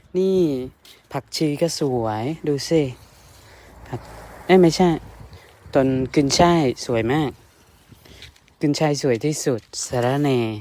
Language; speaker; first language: Thai; native; Thai